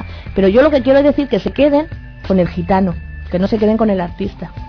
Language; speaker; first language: Spanish; native; Spanish